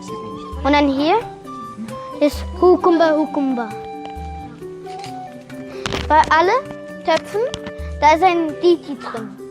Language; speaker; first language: German; early bilingual, heritage; German